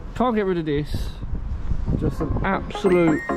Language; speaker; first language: English; native; English